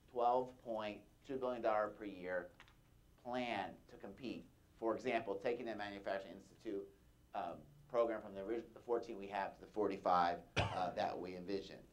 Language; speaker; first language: English; native; English